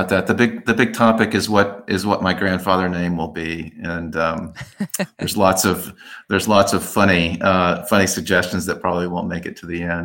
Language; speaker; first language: English; native; English